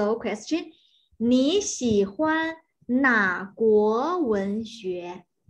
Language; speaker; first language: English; non-native, fluent; Chinese